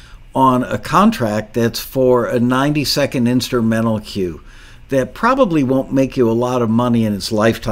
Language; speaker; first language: English; native; English